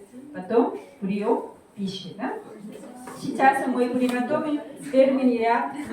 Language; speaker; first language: Russian; non-native, fluent; Korean